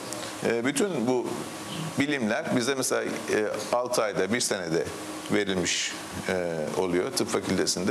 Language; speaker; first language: Turkish; native; Turkish